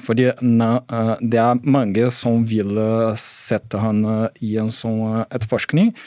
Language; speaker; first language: Norwegian; non-native, fluent; Portuguese